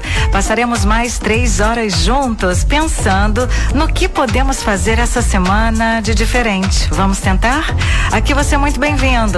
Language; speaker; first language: Portuguese; native; Portuguese